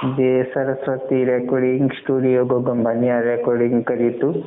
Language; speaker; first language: Gujarati; non-native, local second language; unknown